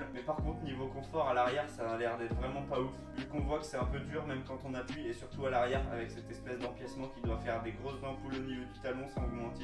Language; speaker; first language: French; native; French